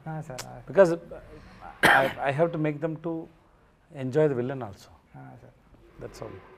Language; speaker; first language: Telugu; non-native, learner; Tamil